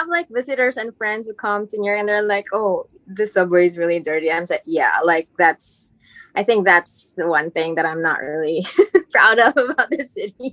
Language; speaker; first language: English; non-native, local second language; Filipino